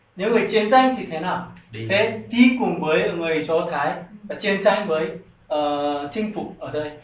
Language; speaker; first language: Vietnamese; non-native, learner; Korean